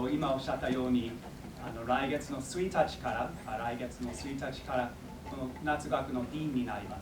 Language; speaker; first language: Japanese; non-native, fluent; English